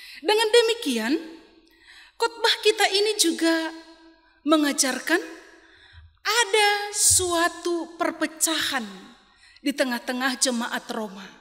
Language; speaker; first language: Indonesian; non-native, local second language; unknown